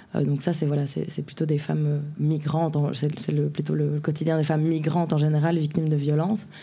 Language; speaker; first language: French; native; French